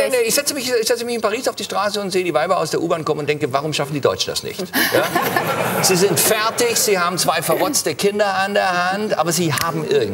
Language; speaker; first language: German; native; German